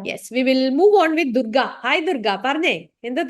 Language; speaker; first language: Malayalam; native; Malayalam